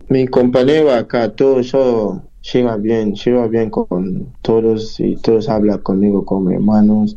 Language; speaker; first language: Spanish; non-native, learner; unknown